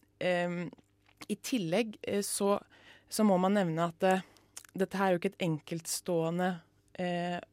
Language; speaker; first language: Norwegian; native; Norwegian